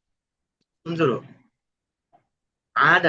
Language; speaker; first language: Arabic; non-native, fluent; Bangla